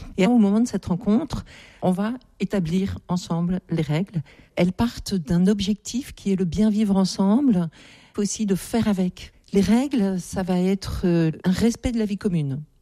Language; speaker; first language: French; native; French